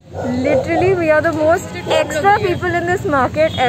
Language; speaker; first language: English; non-native, local second language; Hindi